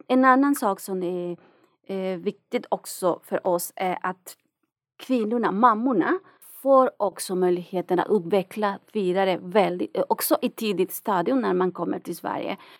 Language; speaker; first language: Swedish; non-native, fluent; Spanish